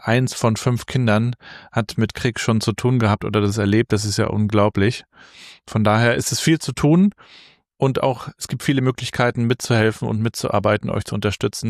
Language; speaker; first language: German; native; German